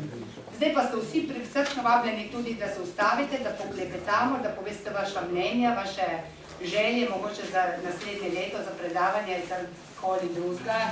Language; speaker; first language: Slovenian; native; Slovenian